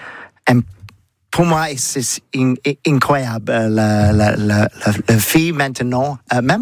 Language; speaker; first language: French; non-native, learner; English